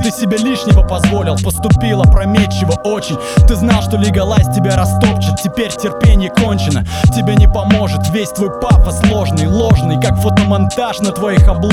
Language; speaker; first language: Russian; native; Russian